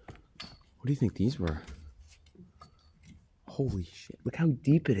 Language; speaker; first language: English; native; English